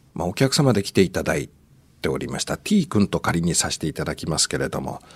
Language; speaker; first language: Japanese; native; Japanese